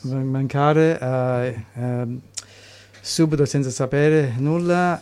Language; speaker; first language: Italian; early bilingual, heritage; English